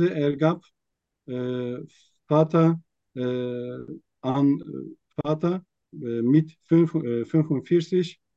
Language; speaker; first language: German; non-native, fluent; Turkish